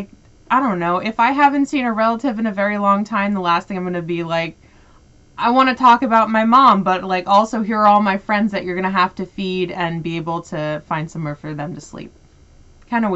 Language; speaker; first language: English; native; English